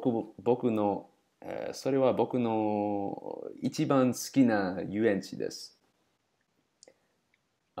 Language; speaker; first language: Japanese; non-native, learner; English